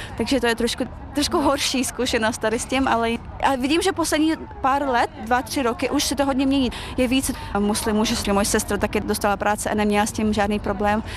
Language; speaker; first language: Czech; early bilingual, other home language; Chechen